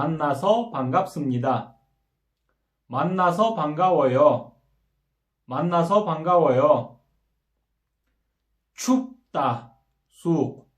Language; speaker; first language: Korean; non-native, fluent; Kyrgyz